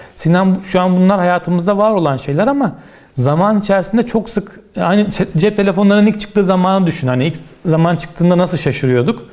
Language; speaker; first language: Turkish; native; Turkish